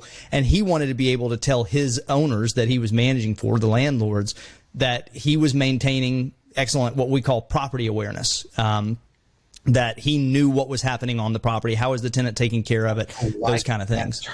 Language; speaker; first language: English; native; English